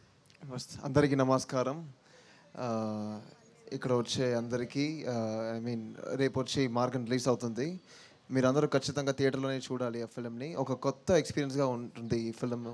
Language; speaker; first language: Telugu; non-native, learner; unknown